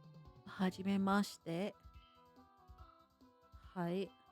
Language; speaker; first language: Japanese; non-native, learner; English